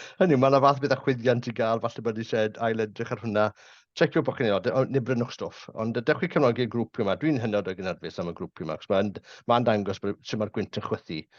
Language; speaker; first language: Welsh; native; Welsh